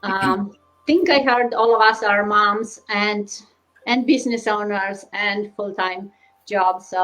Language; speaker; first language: English; non-native, fluent; Romanian